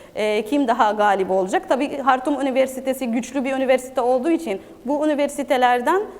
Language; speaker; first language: Turkish; non-native, fluent; Arabic